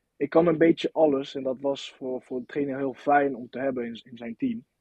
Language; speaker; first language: Dutch; non-native, fluent; French